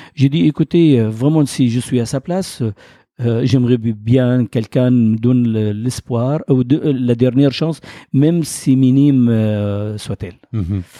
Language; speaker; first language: French; non-native, fluent; Arabic